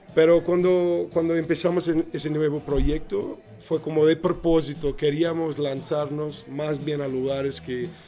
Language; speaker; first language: Spanish; non-native, fluent; English